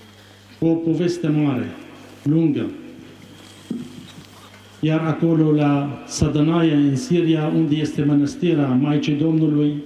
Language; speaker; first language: Romanian; non-native, fluent; Arabic